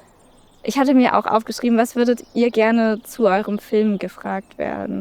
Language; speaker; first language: German; native; German